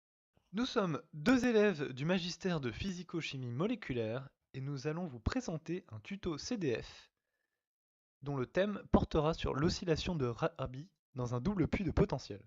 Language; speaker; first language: French; native; French